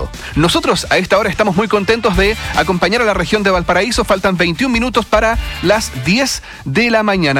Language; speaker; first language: Spanish; native; Spanish